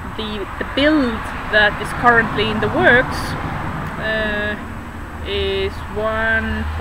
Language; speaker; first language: English; non-native, fluent; Estonian